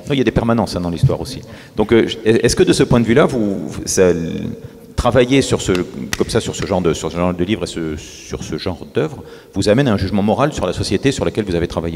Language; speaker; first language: French; native; French